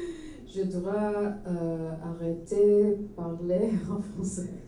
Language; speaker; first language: French; non-native, learner; English